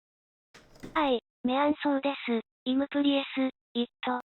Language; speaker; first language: Japanese; non-native, learner; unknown